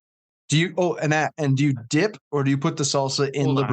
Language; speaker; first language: English; native; English